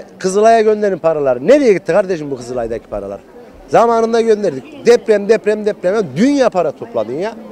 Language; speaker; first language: Turkish; native; Turkish